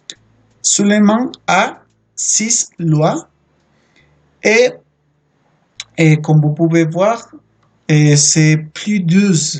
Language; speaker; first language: French; non-native, fluent; Spanish